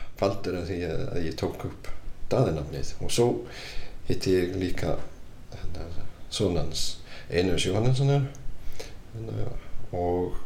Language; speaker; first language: Icelandic; non-native, fluent; English